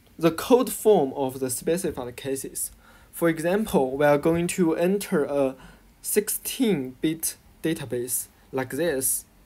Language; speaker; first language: English; non-native, fluent; Chinese